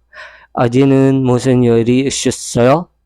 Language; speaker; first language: Korean; non-native, learner; Filipino